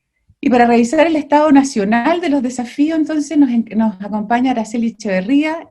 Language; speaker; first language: Spanish; native; Spanish